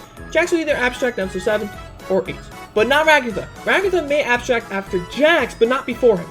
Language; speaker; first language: English; native; English